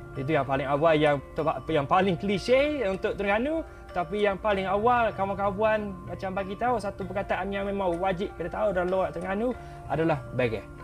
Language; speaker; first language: Malay; non-native, fluent; English